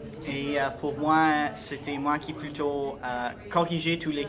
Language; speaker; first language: French; non-native, local second language; English